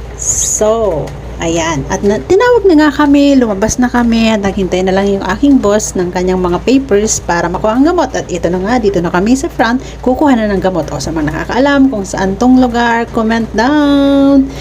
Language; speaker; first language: Filipino; non-native, local second language; Bikol